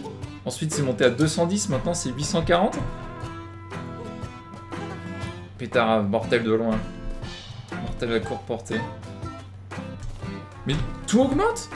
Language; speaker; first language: French; native; French